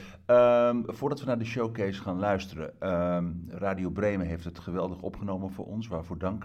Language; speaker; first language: Dutch; native; Dutch